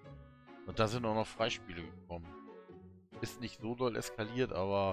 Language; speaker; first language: German; native; German